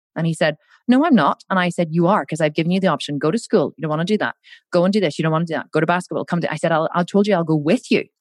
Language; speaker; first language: English; native; English